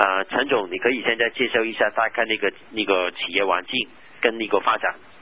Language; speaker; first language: Chinese; native; Chinese